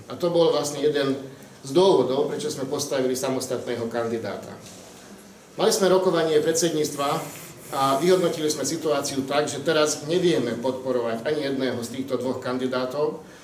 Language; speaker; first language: Slovak; non-native, local second language; Hungarian